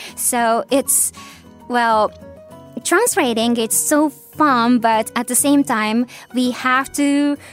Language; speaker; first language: English; non-native, fluent; Japanese